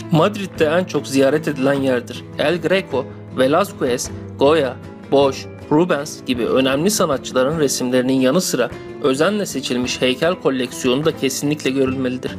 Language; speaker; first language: Turkish; native; Turkish